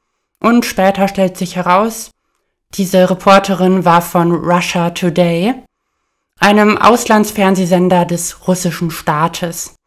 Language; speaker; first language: German; native; German